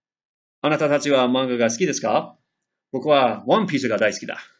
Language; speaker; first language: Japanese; non-native, fluent; English